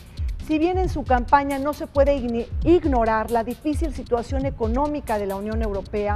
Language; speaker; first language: Spanish; native; Spanish